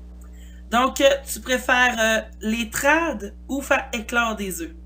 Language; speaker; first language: French; native; French